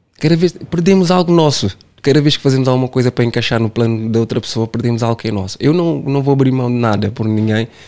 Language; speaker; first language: Portuguese; non-native, local second language; Kabuverdianu